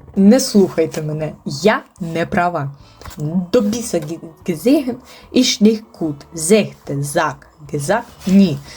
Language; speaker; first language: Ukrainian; non-native, local second language; Russian